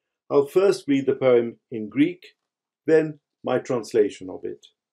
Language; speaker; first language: English; native; English